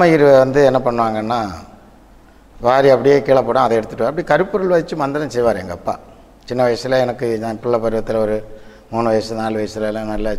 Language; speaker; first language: Tamil; native; Tamil